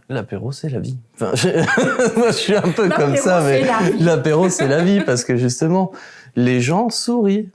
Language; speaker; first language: French; native; French